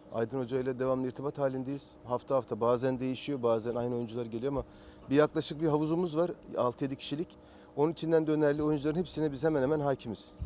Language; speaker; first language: Turkish; native; Turkish